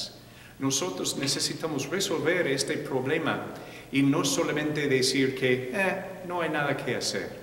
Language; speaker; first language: Spanish; non-native, fluent; English